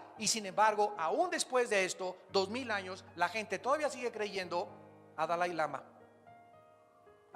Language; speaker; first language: Spanish; native; Spanish